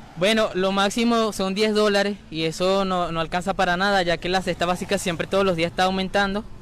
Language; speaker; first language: Spanish; native; Spanish